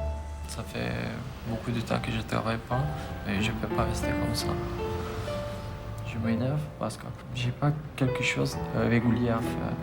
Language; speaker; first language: French; non-native, learner; Romanian